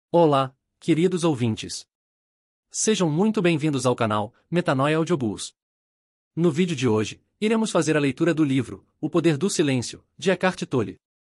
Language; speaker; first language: Portuguese; native; Portuguese